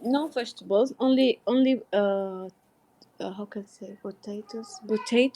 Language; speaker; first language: English; non-native, learner; Arabic